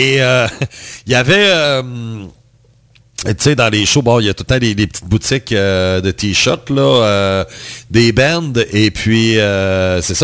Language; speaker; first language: French; native; French